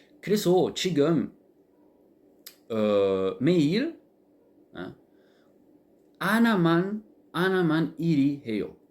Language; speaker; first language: Korean; non-native, learner; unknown